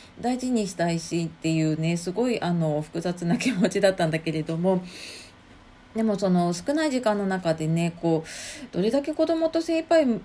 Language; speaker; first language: Japanese; native; Japanese